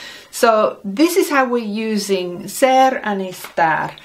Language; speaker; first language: English; native; English